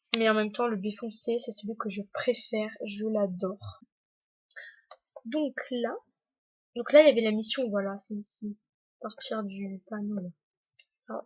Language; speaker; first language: French; native; French